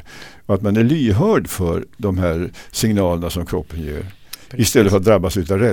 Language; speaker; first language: Swedish; native; Swedish